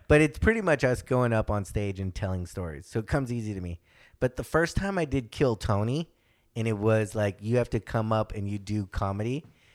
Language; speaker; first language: English; early bilingual, other home language; German